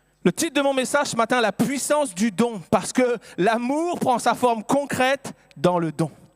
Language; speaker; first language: French; native; French